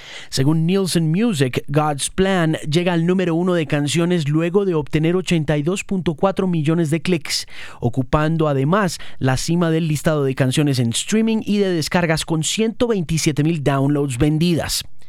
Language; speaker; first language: Spanish; native; Spanish